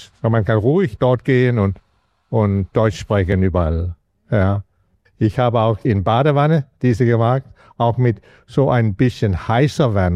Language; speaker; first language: German; non-native, fluent; Danish